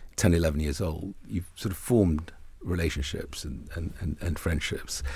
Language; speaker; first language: English; early bilingual, other home language; Arabic